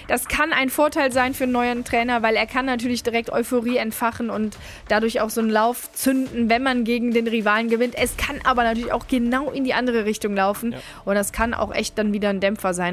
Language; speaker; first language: German; native; German